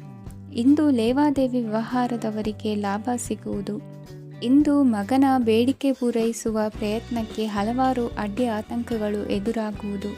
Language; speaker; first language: Kannada; native; Kannada